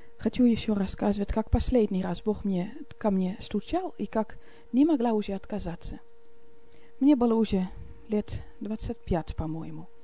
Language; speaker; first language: Russian; non-native, fluent; Dutch